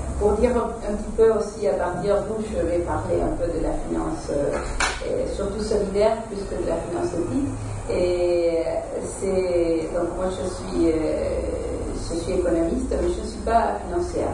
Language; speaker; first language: French; non-native, fluent; Spanish